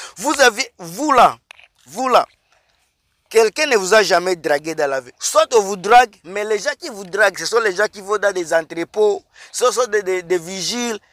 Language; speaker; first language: French; non-native, local second language; Lingala